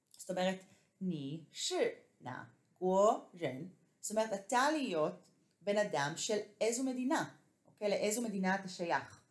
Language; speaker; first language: Hebrew; native; Hebrew